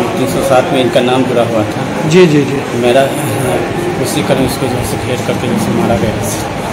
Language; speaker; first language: Hindi; native; Hindi